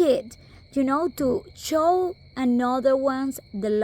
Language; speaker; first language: English; non-native, local second language; Spanish